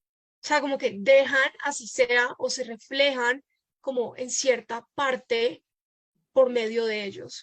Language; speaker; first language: Spanish; native; Spanish